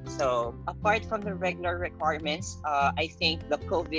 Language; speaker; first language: English; non-native, local second language; Filipino